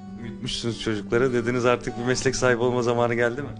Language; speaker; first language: Turkish; native; Turkish